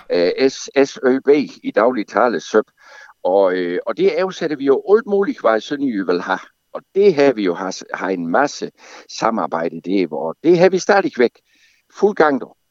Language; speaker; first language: Danish; native; Danish